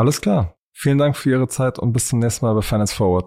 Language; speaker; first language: German; native; German